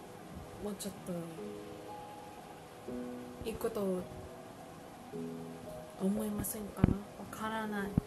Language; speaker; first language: Japanese; non-native, learner; Filipino